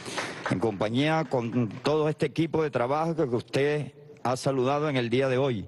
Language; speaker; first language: Spanish; native; Spanish